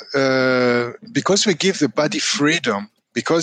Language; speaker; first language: English; non-native, fluent; Hebrew